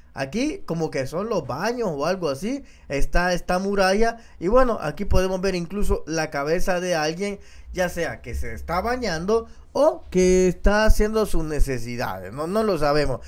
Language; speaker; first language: Spanish; native; Spanish